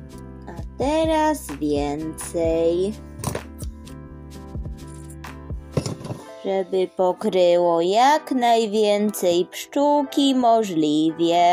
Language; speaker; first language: Polish; early bilingual, heritage; Polish